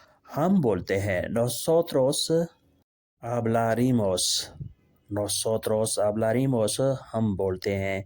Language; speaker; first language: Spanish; non-native, learner; Urdu